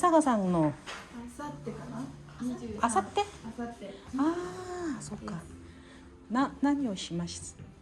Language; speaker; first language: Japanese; non-native, learner; Korean